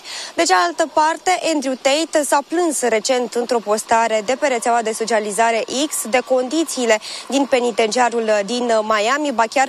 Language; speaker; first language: Romanian; native; Romanian